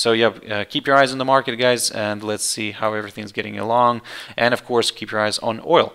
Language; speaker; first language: English; non-native, fluent; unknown